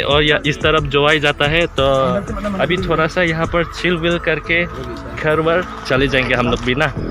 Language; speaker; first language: Hindi; non-native, learner; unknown